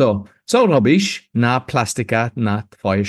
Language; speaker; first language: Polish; non-native, learner; English